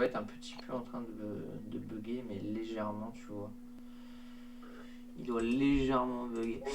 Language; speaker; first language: French; native; French